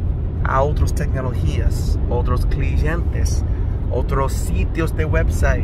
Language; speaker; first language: Spanish; early bilingual, heritage; English